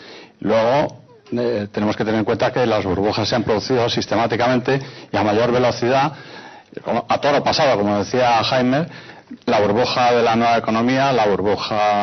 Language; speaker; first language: Spanish; native; Spanish